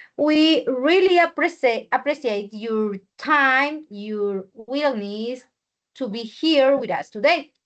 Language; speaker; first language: English; non-native, learner; Spanish